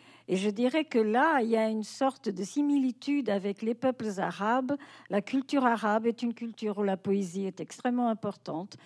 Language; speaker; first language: French; non-native, fluent; Portuguese